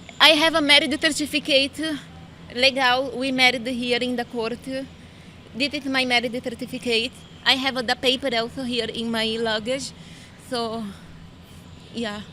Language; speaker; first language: English; non-native, learner; Portuguese